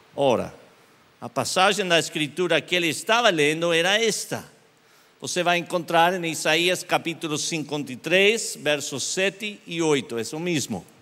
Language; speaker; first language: Portuguese; non-native, learner; English